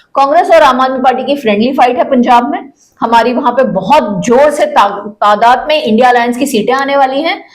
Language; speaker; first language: Hindi; non-native, local second language; Marathi